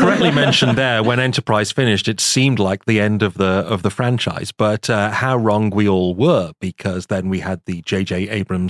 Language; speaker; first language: English; native; English